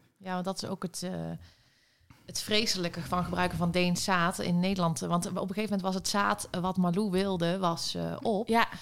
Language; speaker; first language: Dutch; native; Dutch